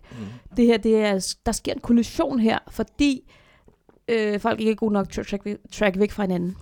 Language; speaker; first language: Danish; native; Danish